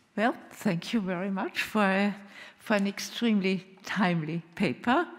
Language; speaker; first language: English; non-native, fluent; German